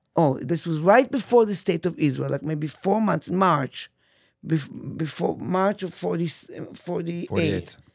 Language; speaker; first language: English; non-native, fluent; Hebrew